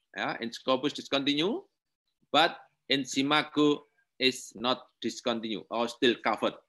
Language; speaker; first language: English; non-native, learner; Indonesian